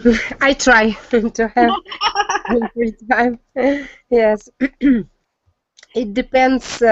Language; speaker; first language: English; non-native, learner; Russian